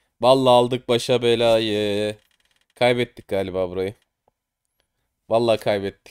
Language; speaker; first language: Turkish; native; Turkish